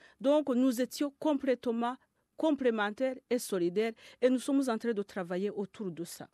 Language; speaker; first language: French; non-native, local second language; Kinyarwanda